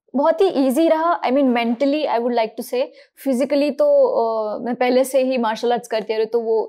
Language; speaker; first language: Hindi; non-native, local second language; Marathi